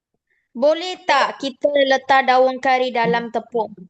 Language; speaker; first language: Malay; non-native, local second language; Tamil